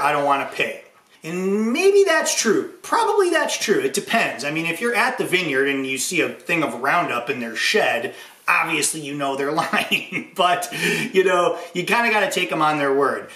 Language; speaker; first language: English; native; English